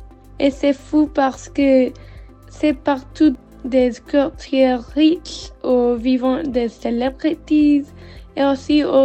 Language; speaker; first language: French; non-native, learner; English